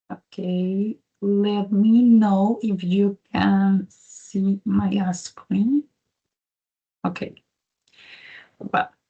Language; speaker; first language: English; non-native, learner; Spanish